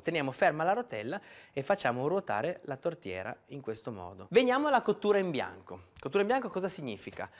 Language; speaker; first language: Italian; native; Italian